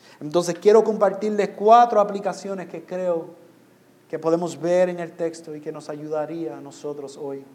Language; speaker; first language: Spanish; non-native, fluent; English